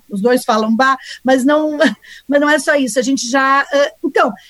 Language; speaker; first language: Portuguese; native; Portuguese